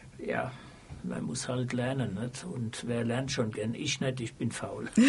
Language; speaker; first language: German; native; German